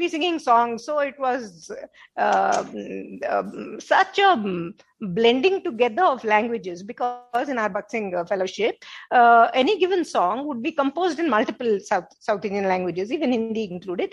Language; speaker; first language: English; non-native, local second language; Telugu